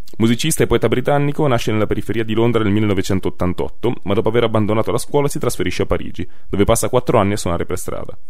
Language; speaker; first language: Italian; native; Italian